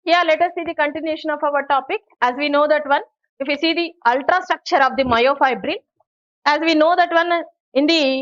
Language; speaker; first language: English; non-native, local second language; Telugu